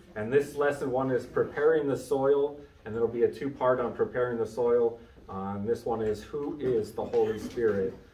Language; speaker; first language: English; native; English